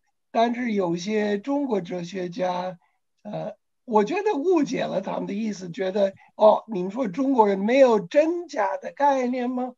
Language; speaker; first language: Chinese; non-native, fluent; English